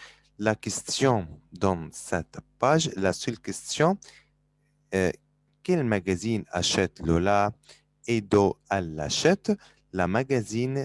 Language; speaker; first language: French; non-native, fluent; Arabic